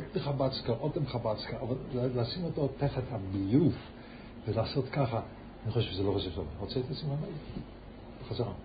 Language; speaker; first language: Hebrew; early bilingual, heritage; Yiddish